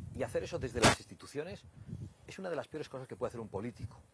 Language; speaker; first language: Spanish; native; Spanish